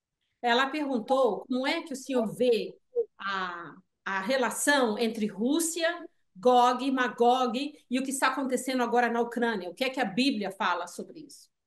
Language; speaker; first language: Portuguese; early bilingual, heritage; Portuguese